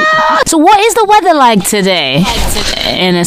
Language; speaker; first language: English; non-native, local second language; Yoruba